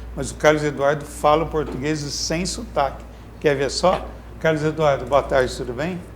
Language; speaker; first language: Portuguese; native; Portuguese